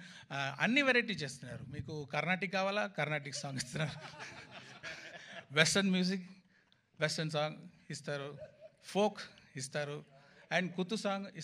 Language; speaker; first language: Telugu; non-native, learner; Tamil